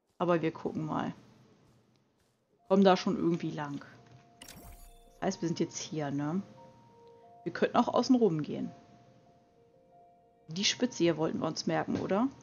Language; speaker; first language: German; native; German